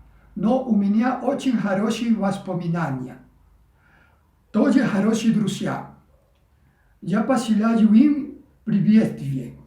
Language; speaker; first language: Russian; non-native, fluent; Spanish